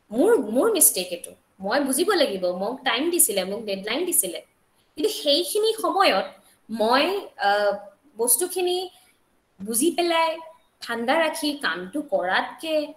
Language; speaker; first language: Assamese; non-native, local second language; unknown